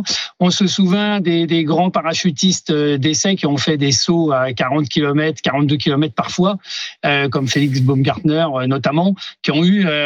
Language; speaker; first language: French; native; French